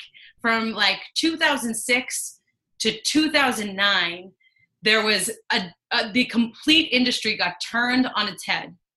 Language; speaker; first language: English; native; English